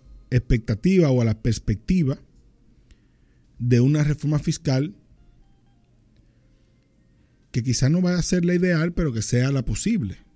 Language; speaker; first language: Spanish; native; Spanish